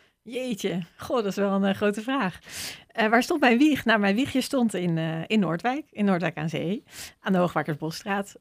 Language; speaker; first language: Dutch; native; Dutch